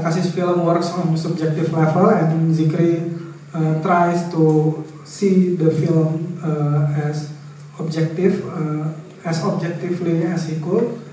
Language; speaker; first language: English; non-native, fluent; Indonesian